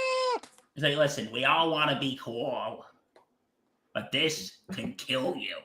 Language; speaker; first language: English; native; English